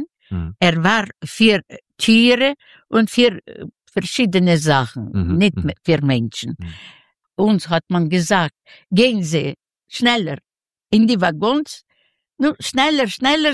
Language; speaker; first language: German; non-native, learner; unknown